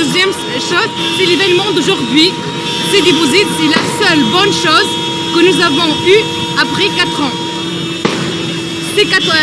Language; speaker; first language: French; non-native, local second language; Arabic